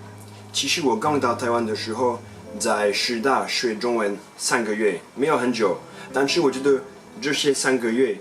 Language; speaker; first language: Chinese; non-native, fluent; French